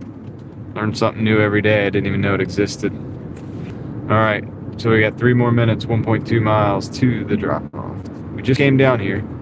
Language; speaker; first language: English; native; English